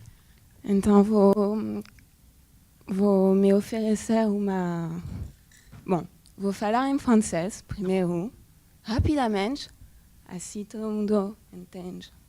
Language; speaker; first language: Portuguese; non-native, fluent; French